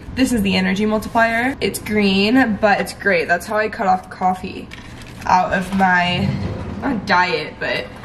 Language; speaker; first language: English; native; English